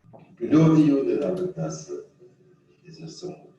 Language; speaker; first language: German; non-native, fluent; French